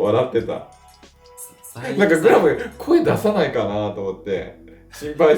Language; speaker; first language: Japanese; native; Japanese